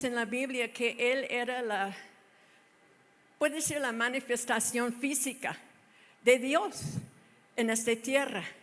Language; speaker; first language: Spanish; non-native, fluent; English